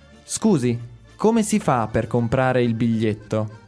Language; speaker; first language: Italian; native; Italian